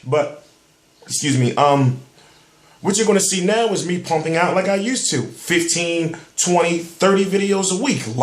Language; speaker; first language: English; native; English